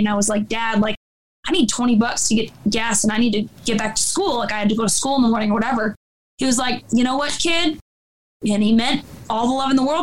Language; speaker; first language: English; native; English